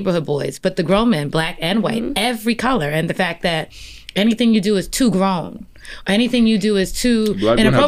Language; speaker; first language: English; native; English